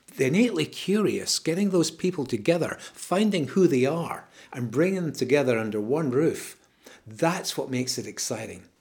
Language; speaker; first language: English; native; English